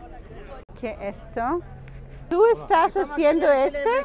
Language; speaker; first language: Spanish; non-native, learner; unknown